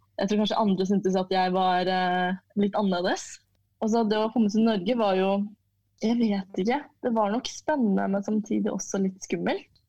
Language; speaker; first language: Norwegian; early bilingual, other home language; Chinese